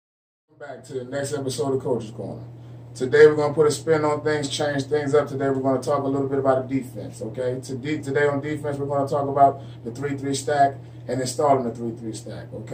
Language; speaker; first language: English; native; English